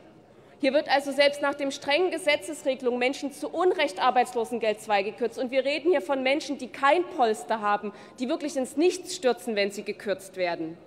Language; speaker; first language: German; native; German